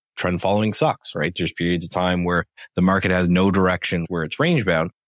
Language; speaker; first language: English; native; English